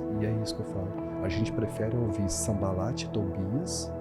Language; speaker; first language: Portuguese; native; Portuguese